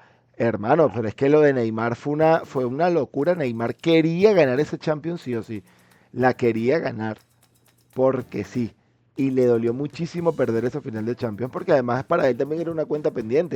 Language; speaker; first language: Spanish; native; Spanish